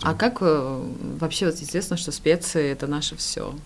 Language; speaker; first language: Russian; non-native, fluent; Georgian